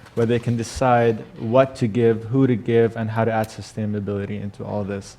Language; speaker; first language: English; non-native, fluent; Arabic